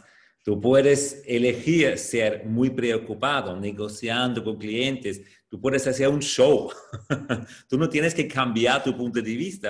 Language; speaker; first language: Spanish; non-native, fluent; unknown